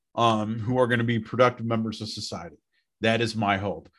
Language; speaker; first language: English; native; English